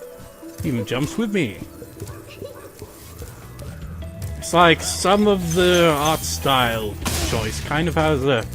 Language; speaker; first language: English; native; English